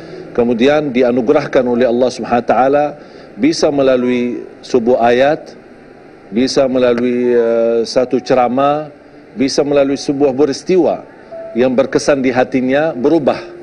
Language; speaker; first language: Indonesian; non-native, fluent; Arabic